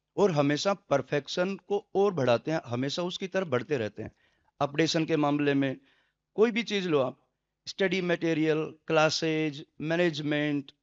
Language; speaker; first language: Hindi; native; Hindi